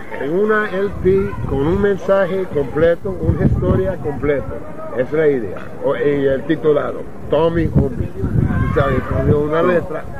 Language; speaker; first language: Spanish; non-native, learner; English